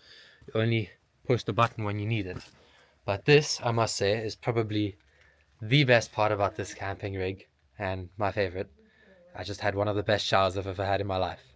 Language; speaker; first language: English; native; English